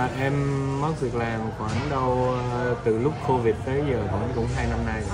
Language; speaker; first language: Vietnamese; early bilingual, heritage; Vietnamese